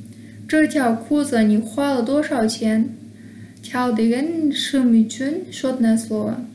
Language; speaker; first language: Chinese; non-native, fluent; Kyrgyz